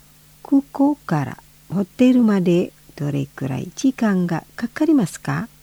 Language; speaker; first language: Japanese; non-native, fluent; Indonesian